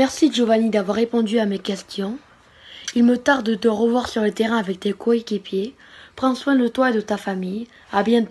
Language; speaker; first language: French; native; French